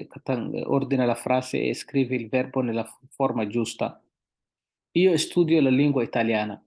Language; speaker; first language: Italian; non-native, fluent; Somali